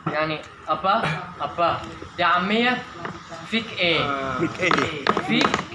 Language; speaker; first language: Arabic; non-native, fluent; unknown